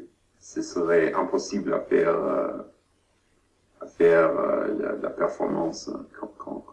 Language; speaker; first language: French; non-native, learner; German